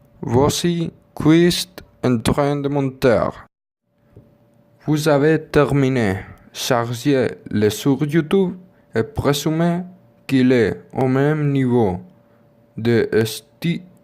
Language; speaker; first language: French; non-native, learner; Spanish